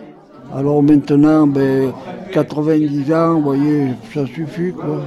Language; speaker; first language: French; native; French